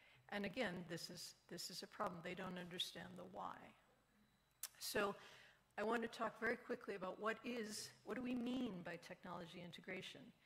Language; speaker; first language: English; native; English